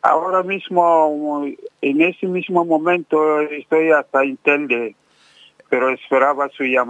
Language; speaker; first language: Spanish; non-native, fluent; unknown